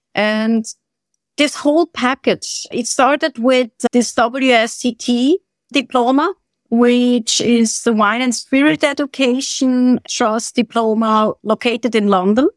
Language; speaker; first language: English; non-native, fluent; German